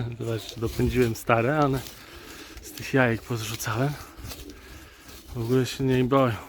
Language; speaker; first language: Polish; native; Polish